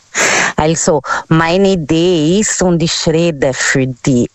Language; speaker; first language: German; non-native, learner; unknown